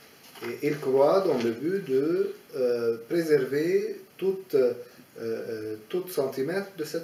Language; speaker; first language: French; non-native, fluent; Aramaic